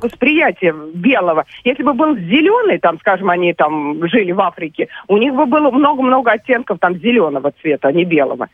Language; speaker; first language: Russian; native; Russian